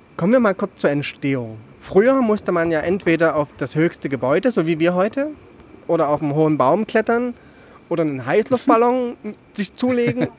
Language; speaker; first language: German; native; German